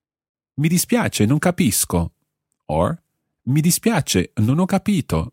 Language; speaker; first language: Italian; non-native, fluent; English